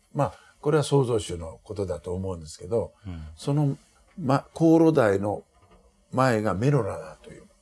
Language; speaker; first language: Japanese; native; Japanese